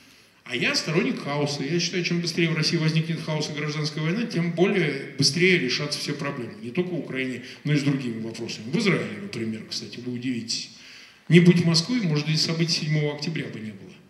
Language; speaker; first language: Russian; native; Russian